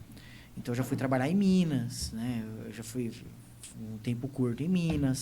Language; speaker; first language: Portuguese; native; Portuguese